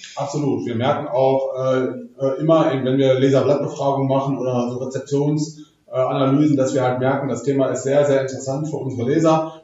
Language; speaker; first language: German; native; German